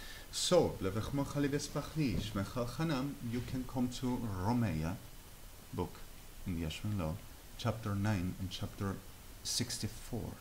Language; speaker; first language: English; non-native, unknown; Spanish